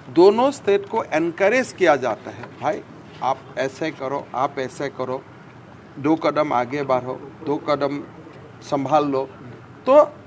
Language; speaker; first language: Hindi; non-native, local second language; Assamese